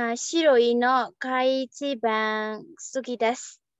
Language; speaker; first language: Japanese; non-native, learner; Burmese